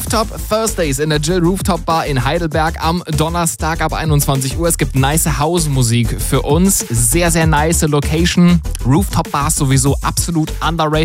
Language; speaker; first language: German; native; German